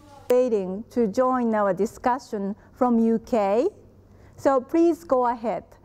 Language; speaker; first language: English; non-native, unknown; Japanese